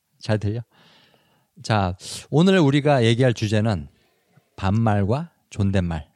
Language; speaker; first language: Korean; native; Korean